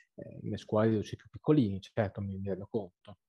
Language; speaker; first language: Italian; native; Italian